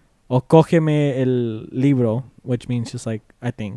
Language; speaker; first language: English; native; English